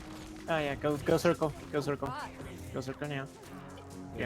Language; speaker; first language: English; native; English